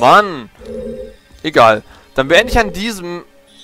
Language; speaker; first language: German; native; German